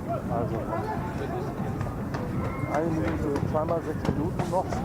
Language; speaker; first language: German; native; German